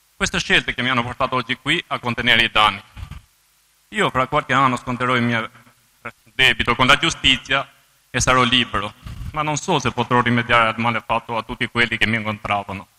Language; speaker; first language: Italian; non-native, fluent; Albanian